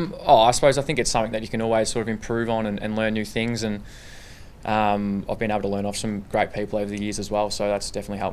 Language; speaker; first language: English; native; English